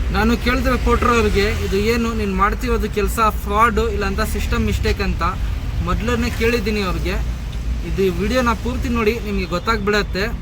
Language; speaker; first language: Kannada; non-native, local second language; Urdu